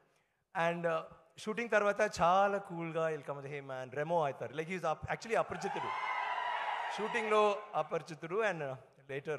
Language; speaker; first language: Telugu; non-native, learner; Tamil